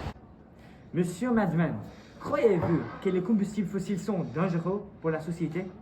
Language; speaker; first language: French; non-native, learner; English